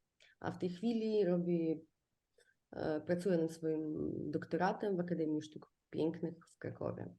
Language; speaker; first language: Polish; non-native, fluent; Ukrainian